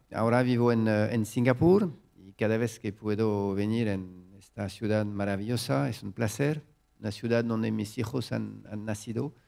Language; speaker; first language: Spanish; non-native, fluent; French